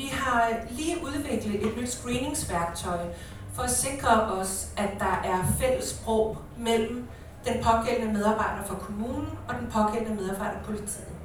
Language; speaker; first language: Swedish; non-native, learner; Danish